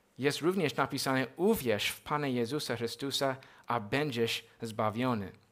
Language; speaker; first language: Polish; non-native, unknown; English